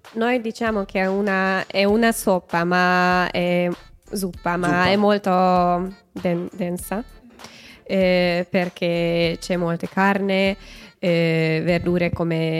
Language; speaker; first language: Italian; non-native, learner; Hungarian